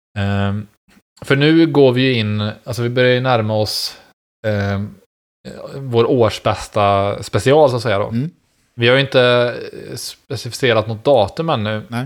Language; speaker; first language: Swedish; native; Swedish